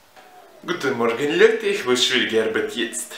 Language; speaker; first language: German; non-native, learner; Russian